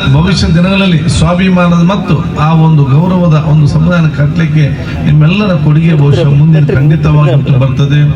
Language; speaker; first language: Kannada; non-native, local second language; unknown